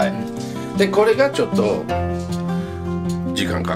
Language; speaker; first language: Japanese; non-native, learner; English